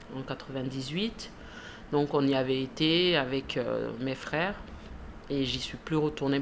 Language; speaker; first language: French; early bilingual, other home language; Mandingo